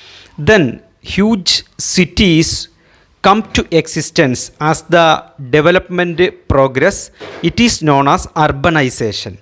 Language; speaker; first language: English; non-native, local second language; Malayalam